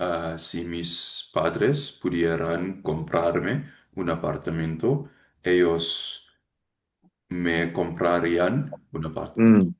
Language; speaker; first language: Spanish; non-native, learner; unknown